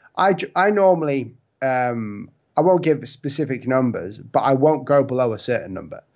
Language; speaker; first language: English; native; English